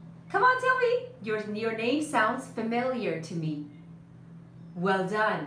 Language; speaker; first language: English; non-native, fluent; Persian